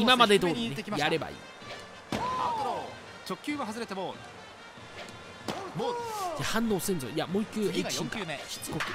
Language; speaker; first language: Japanese; native; Japanese